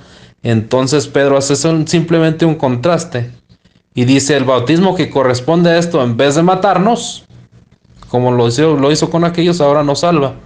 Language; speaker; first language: Spanish; native; Spanish